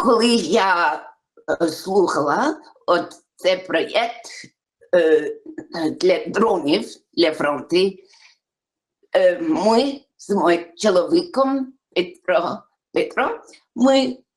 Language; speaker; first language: Ukrainian; early bilingual, heritage; English